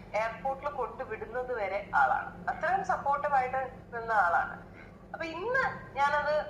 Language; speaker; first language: Malayalam; native; Malayalam